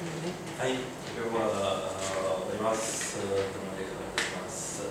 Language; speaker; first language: Japanese; non-native, learner; Ukrainian